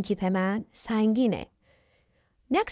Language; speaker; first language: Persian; native; Persian